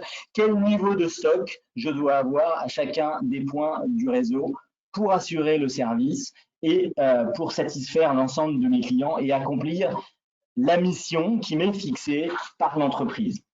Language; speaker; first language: French; native; French